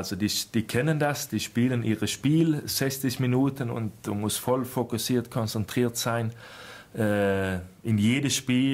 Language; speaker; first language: German; non-native, fluent; Swedish